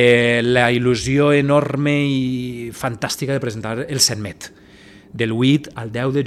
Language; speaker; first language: Catalan; native; Catalan